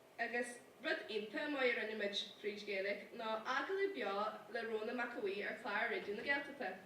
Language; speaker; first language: Irish; native; Irish